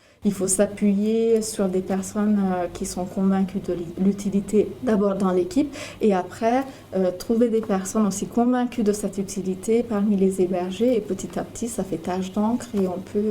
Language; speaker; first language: French; native; French